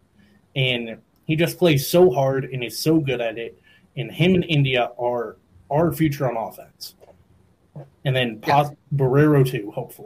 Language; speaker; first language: English; native; English